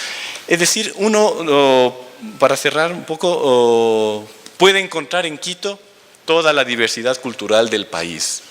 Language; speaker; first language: Spanish; native; Spanish